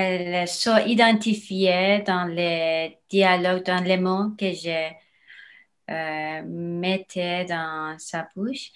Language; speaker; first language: French; non-native, learner; Persian